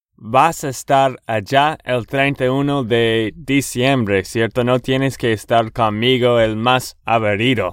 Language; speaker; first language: Spanish; non-native, learner; English